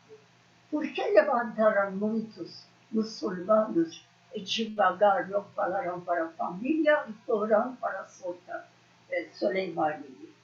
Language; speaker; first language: Portuguese; non-native, learner; Persian